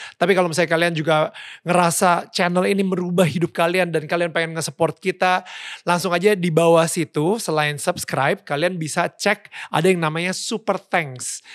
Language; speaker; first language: Indonesian; native; Indonesian